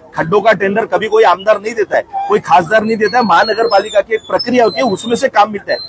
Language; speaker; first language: Hindi; non-native, local second language; Marathi